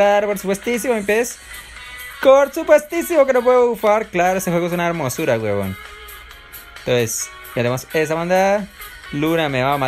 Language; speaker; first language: Spanish; native; Spanish